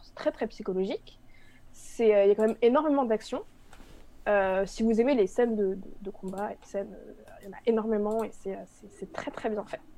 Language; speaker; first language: French; native; French